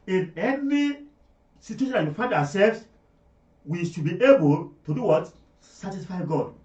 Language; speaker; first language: English; non-native, local second language; Yoruba